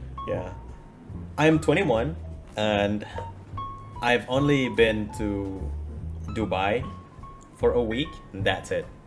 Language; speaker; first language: English; non-native, fluent; Indonesian